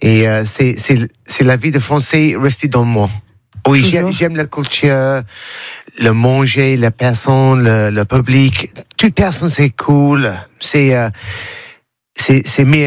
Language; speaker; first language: French; non-native, learner; English